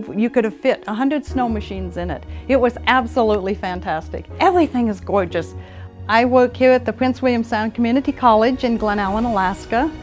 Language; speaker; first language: English; native; English